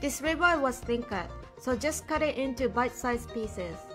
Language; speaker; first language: English; non-native, fluent; Japanese